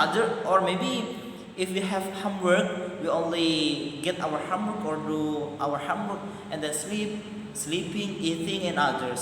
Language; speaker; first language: English; non-native, learner; Madurese